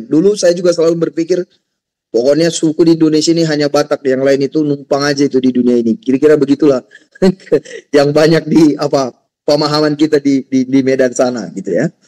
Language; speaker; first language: Indonesian; native; Indonesian